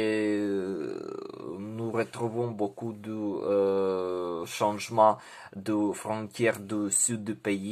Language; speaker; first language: French; non-native, learner; Ukrainian